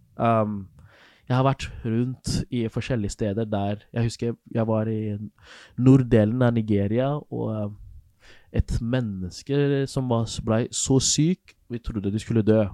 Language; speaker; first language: Norwegian; non-native, fluent; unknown